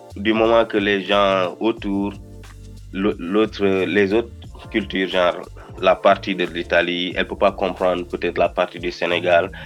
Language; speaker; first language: French; non-native, local second language; Wolof